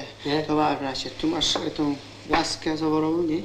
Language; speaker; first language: Polish; native; Polish